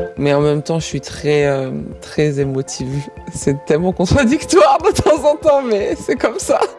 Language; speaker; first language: French; early bilingual, other home language; Croatian